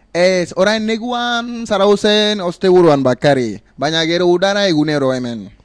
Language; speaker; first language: Basque; non-native, learner; Wolof